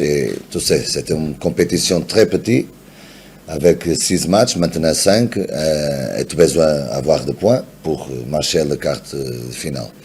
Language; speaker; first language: French; non-native, learner; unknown